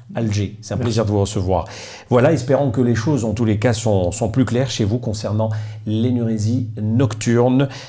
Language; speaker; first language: French; non-native, local second language; Arabic